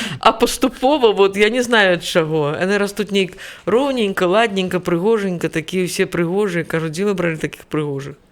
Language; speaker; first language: Belarusian; native; Belarusian